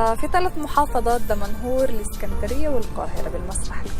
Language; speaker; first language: Arabic; native; Arabic